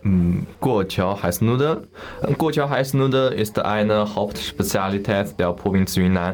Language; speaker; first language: German; non-native, learner; Chinese